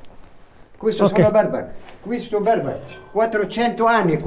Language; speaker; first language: Italian; non-native, learner; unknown